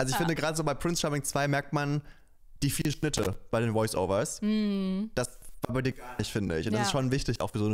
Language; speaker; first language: German; native; German